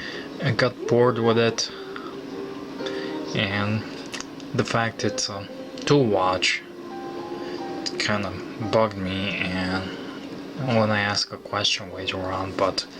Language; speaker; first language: English; non-native, fluent; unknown